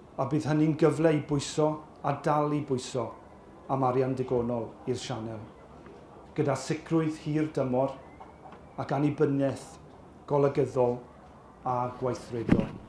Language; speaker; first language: Welsh; native; Welsh